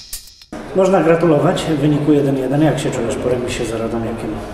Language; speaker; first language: Polish; native; Polish